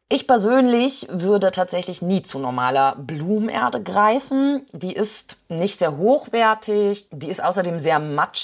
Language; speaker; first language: German; native; German